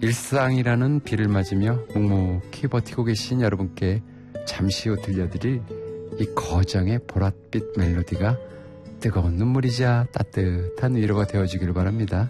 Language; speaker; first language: Korean; native; Korean